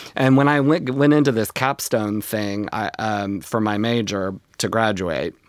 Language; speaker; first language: English; native; English